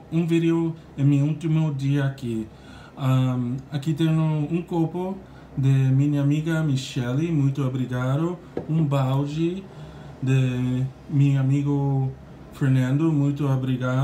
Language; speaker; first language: Portuguese; non-native, learner; English